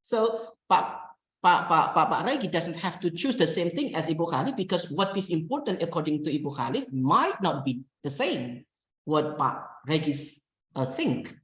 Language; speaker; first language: English; non-native, fluent; Indonesian